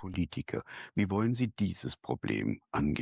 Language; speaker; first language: German; native; German